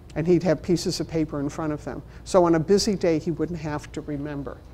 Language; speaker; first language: English; native; English